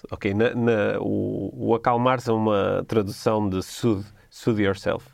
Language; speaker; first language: Portuguese; native; Portuguese